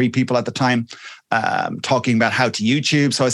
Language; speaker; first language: English; native; English